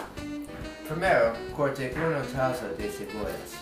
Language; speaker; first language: Spanish; non-native, learner; English